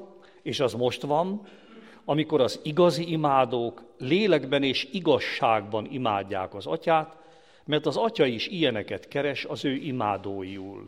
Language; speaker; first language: Hungarian; native; Hungarian